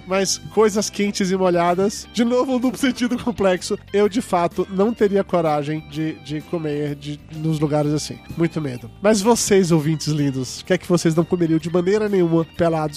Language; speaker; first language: Portuguese; native; Portuguese